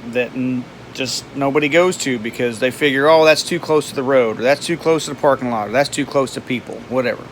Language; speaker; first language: English; native; English